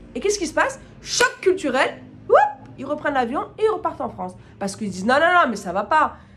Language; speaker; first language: French; native; French